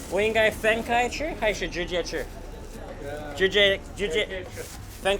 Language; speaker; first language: Chinese; non-native, learner; English